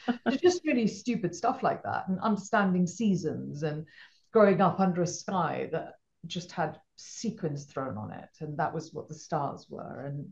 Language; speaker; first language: English; non-native, local second language; Punjabi